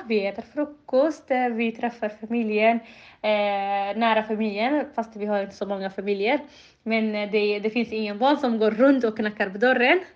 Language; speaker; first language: Swedish; non-native, learner; Somali